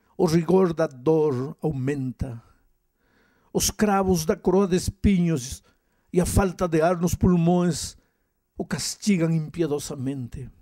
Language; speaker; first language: Portuguese; non-native, fluent; Spanish